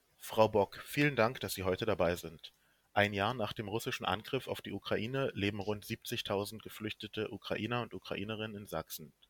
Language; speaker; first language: German; native; German